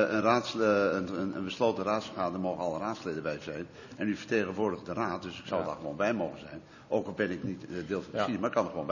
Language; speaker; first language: Dutch; native; Dutch